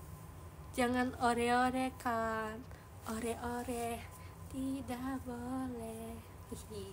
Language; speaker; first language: Indonesian; non-native, learner; Japanese